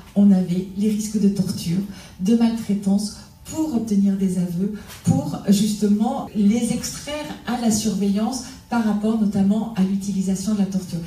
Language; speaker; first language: French; native; French